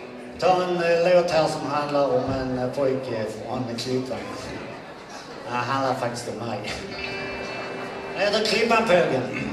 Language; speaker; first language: Swedish; native; Swedish